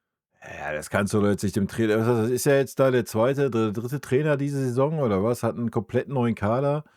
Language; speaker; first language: German; native; German